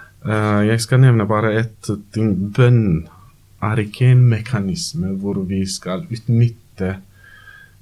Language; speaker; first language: Norwegian; non-native, learner; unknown